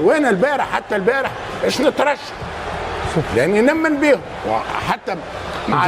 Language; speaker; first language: Arabic; native; Arabic